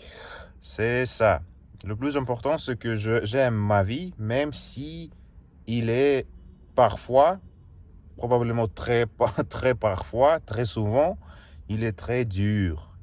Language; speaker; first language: French; non-native, learner; Russian